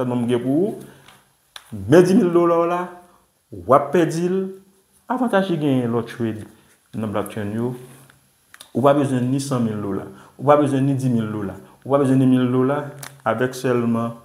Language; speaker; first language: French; non-native, local second language; Haitian Creole